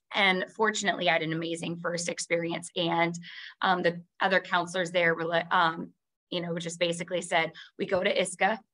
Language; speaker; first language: English; native; English